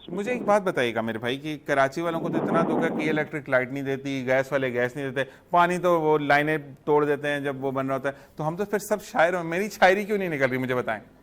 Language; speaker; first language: Urdu; non-native, local second language; Punjabi